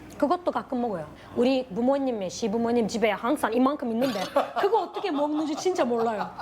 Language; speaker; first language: Korean; non-native, fluent; Turkish